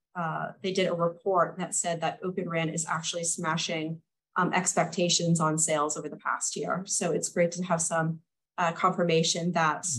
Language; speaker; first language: English; native; English